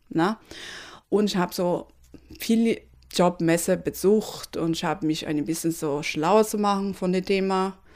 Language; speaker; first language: German; non-native, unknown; Portuguese